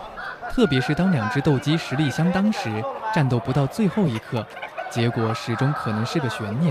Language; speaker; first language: Chinese; native; Chinese